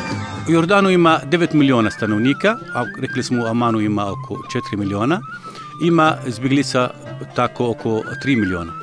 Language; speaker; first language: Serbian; non-native, learner; Arabic